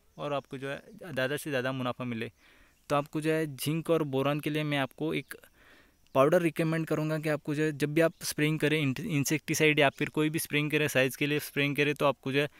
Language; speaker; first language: Hindi; non-native, local second language; Marathi